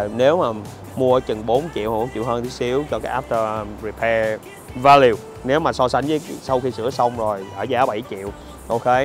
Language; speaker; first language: Vietnamese; early bilingual, heritage; Vietnamese